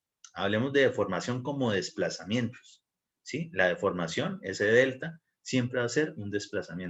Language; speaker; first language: Spanish; native; Spanish